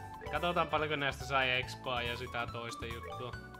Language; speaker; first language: Finnish; native; Finnish